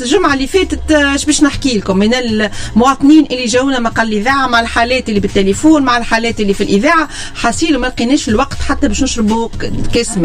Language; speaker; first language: Arabic; native; Arabic